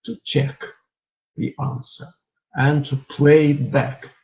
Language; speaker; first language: English; non-native, fluent; Russian